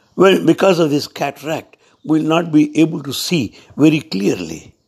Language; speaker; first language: English; non-native, local second language; Telugu